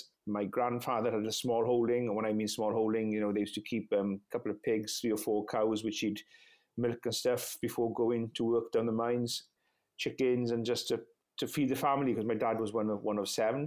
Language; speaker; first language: English; non-native, local second language; Welsh